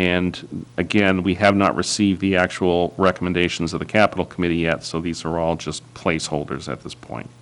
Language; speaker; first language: English; native; English